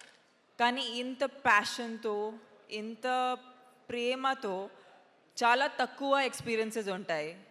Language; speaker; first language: Telugu; non-native, local second language; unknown